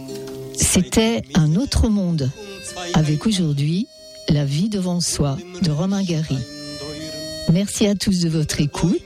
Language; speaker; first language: French; native; French